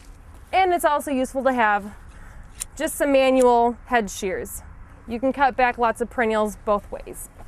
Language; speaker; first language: English; native; English